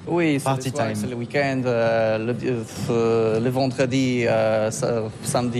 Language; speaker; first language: French; non-native, learner; Polish